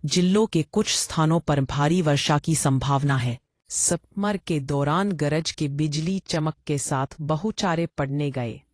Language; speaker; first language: Hindi; non-native, local second language; Gujarati